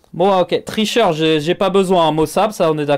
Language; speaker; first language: French; native; French